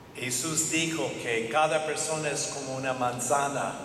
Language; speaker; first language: Spanish; non-native, fluent; English